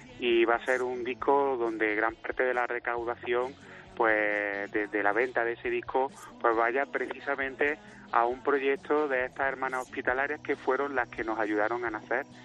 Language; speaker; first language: Spanish; native; Spanish